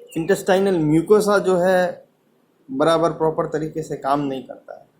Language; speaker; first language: Hindi; native; Hindi